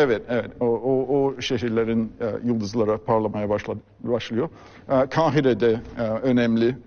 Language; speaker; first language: Turkish; non-native, fluent; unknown